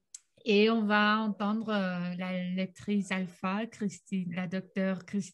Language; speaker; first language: French; non-native, fluent; Catalan